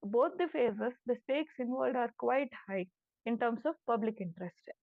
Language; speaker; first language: English; non-native, local second language; Kannada